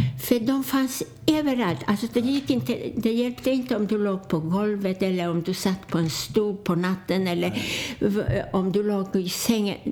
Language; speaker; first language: Swedish; non-native, fluent; Polish